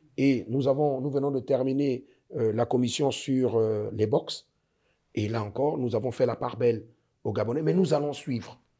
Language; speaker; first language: French; native; French